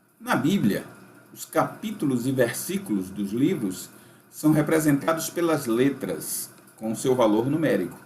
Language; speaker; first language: Portuguese; native; Portuguese